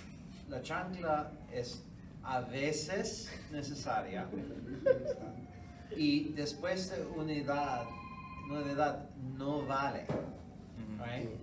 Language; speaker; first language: Spanish; non-native, fluent; English